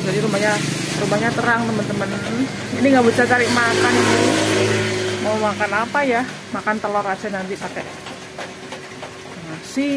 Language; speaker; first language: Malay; non-native, local second language; Javanese